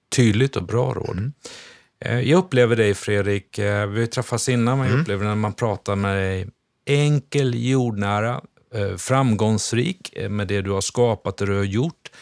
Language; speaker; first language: Swedish; native; Swedish